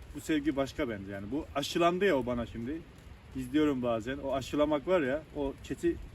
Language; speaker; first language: Turkish; native; Turkish